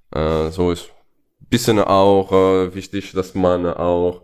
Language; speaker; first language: German; non-native, fluent; Italian